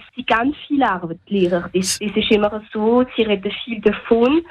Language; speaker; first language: German; non-native, local second language; French